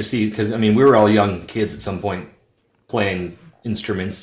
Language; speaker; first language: English; native; English